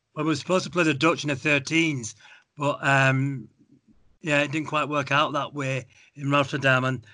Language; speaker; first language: English; native; English